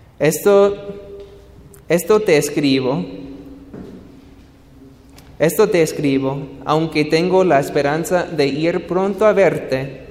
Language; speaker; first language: Spanish; non-native, learner; English